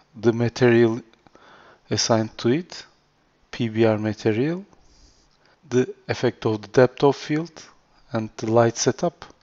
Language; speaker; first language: English; non-native, learner; Turkish